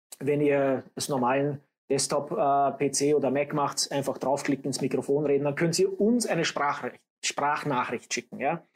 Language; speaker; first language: German; early bilingual, other home language; English